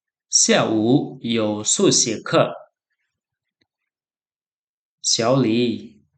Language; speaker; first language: Chinese; non-native, fluent; Khmer